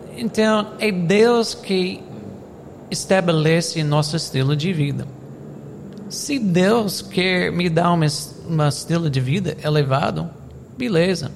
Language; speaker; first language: Portuguese; non-native, fluent; English